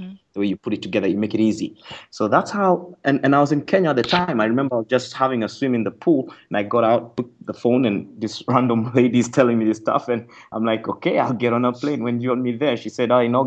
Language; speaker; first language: English; non-native, local second language; Kikuyu